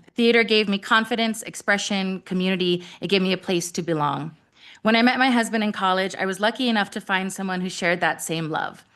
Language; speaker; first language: English; native; English